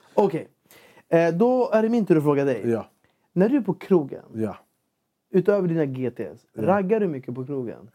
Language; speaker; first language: Swedish; native; Swedish